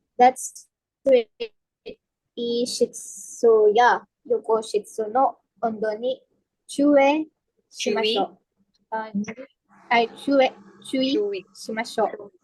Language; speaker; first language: Japanese; non-native, learner; Filipino